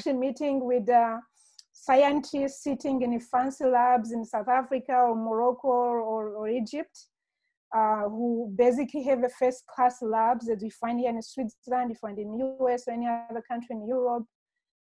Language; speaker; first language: English; non-native, local second language; Kinyarwanda